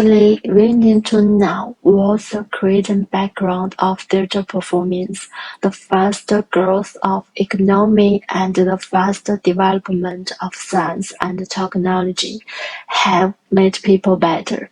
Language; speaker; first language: English; non-native, learner; Chinese